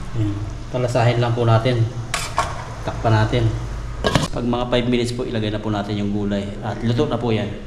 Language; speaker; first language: Filipino; native; Filipino